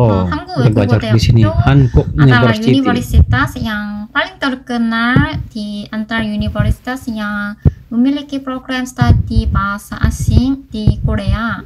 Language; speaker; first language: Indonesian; non-native, fluent; Korean